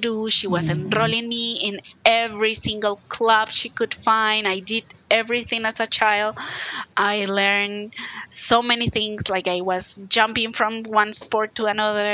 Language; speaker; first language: English; non-native, fluent; Spanish